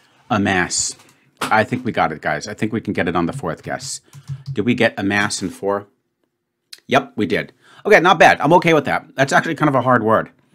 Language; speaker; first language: English; native; English